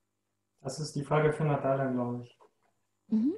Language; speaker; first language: German; non-native, fluent; Russian